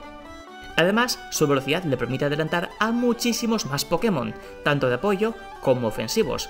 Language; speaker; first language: Spanish; native; Spanish